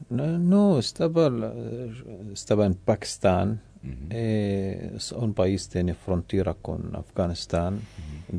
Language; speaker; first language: Spanish; non-native, learner; Arabic